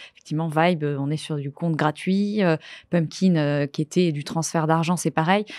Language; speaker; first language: French; native; French